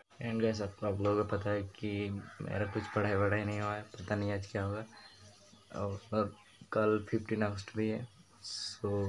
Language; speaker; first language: Hindi; non-native, local second language; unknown